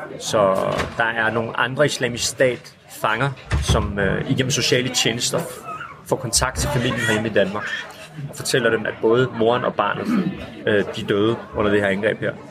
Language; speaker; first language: Danish; early bilingual, other home language; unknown